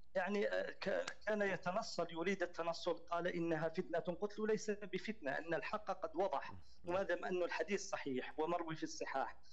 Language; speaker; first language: Arabic; native; Arabic